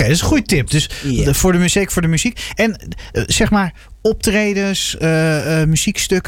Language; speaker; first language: Dutch; native; Dutch